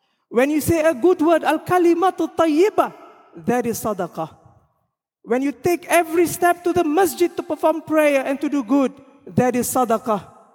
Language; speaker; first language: English; non-native, local second language; Malay